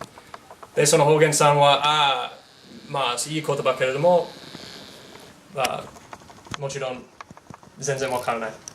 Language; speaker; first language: Japanese; non-native, learner; English